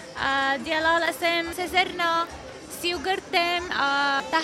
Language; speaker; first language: Czech; non-native, learner; Arabic